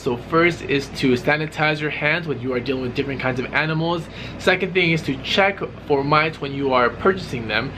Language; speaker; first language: English; native; English